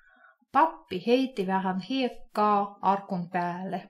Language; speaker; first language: Finnish; non-native, fluent; Russian